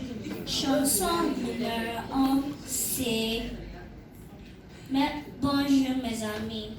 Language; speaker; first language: French; non-native, learner; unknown